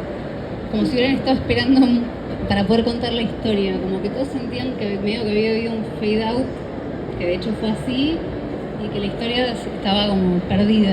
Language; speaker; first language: Spanish; native; Spanish